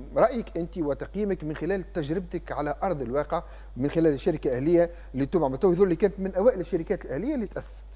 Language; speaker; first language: Arabic; native; Arabic